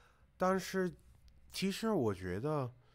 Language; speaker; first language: Chinese; non-native, fluent; English